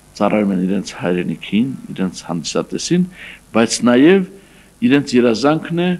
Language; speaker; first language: Armenian; native; Armenian